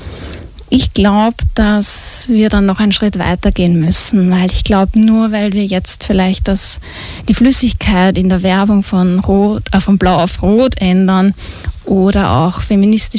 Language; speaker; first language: German; native; German